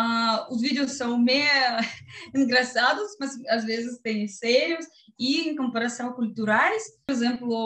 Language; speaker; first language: Portuguese; non-native, learner; Russian